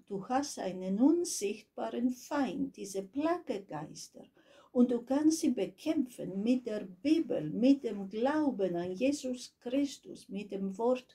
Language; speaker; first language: German; non-native, fluent; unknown